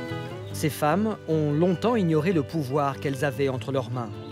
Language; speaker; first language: French; native; French